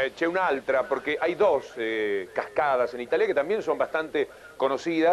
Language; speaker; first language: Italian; non-native, fluent; Spanish